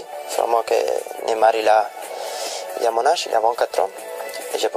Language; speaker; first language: French; non-native, fluent; Italian